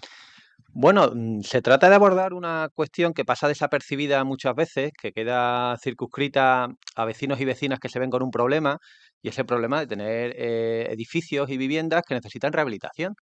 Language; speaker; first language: Spanish; native; Spanish